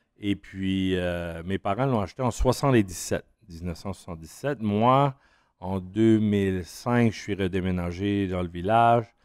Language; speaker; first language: French; native; French